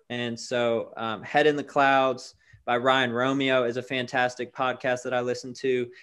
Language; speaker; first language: English; native; English